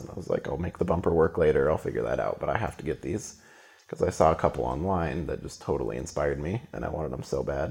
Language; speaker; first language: English; native; English